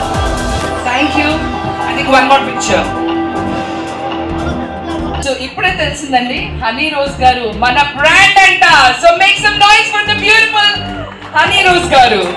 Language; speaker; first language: Telugu; native; Telugu